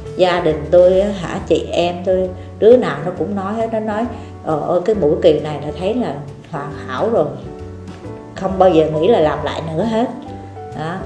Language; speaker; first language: Vietnamese; native; Vietnamese